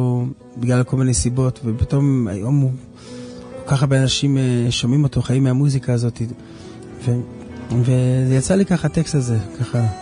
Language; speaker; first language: Hebrew; native; Hebrew